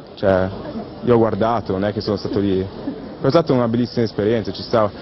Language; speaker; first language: Italian; native; Italian